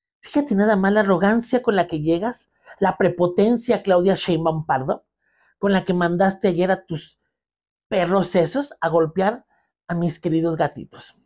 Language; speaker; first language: Spanish; native; Spanish